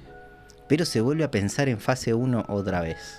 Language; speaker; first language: Spanish; native; Spanish